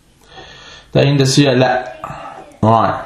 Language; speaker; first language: Danish; non-native, fluent; Arabic